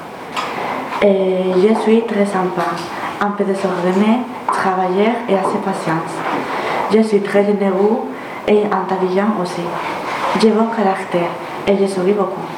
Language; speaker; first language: French; non-native, learner; Spanish